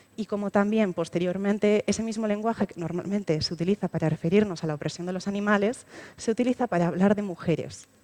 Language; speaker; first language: Spanish; native; Spanish